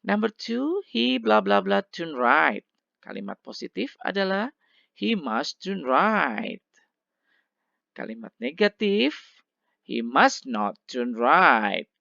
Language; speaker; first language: English; non-native, learner; Indonesian